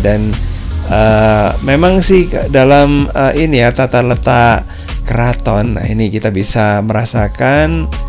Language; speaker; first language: Indonesian; native; Indonesian